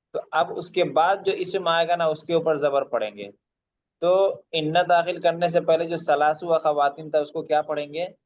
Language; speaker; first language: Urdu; native; Urdu